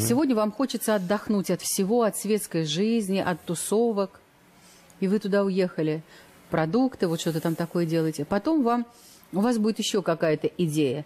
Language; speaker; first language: Russian; native; Russian